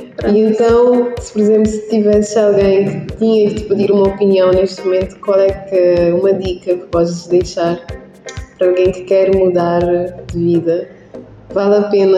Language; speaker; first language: Portuguese; non-native, local second language; Kabuverdianu